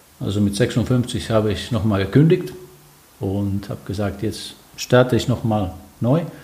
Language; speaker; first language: German; non-native, fluent; Finnish